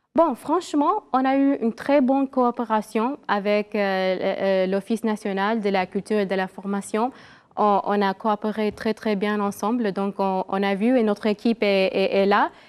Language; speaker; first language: French; non-native, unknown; English